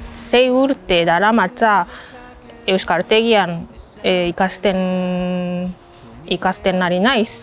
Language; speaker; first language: Basque; non-native, learner; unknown